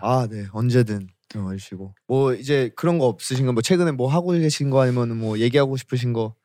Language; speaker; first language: Korean; native; Korean